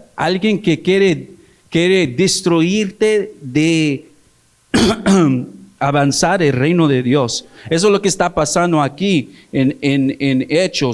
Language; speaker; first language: Spanish; early bilingual, heritage; English